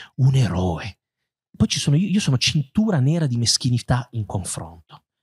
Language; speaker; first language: Italian; native; Italian